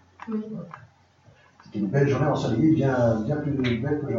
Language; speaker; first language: French; native; French